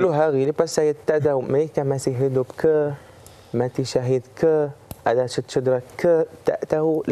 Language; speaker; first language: Indonesian; non-native, fluent; Arabic